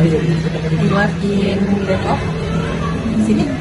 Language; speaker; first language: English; non-native, learner; Indonesian